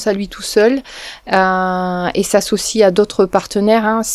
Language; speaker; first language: French; native; French